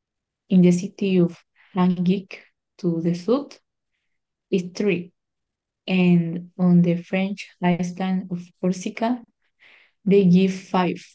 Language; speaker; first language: English; non-native, learner; Spanish